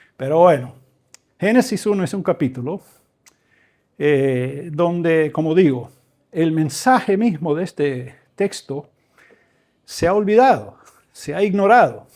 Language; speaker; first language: Spanish; early bilingual, other home language; English